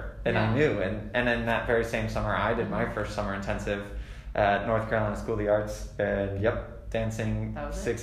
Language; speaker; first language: English; native; English